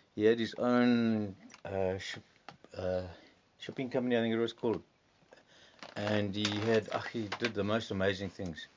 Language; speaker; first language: English; native; English